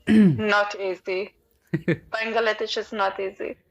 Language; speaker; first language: English; non-native, learner; Persian